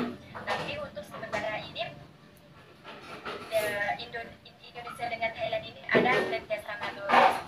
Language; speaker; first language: Indonesian; non-native, fluent; Thai